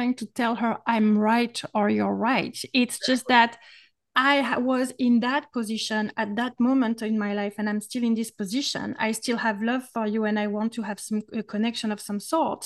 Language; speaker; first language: English; non-native, fluent; French